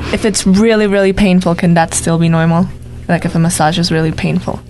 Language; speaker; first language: English; non-native, fluent; Italian